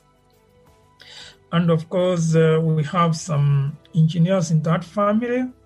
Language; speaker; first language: English; non-native, local second language; Gusii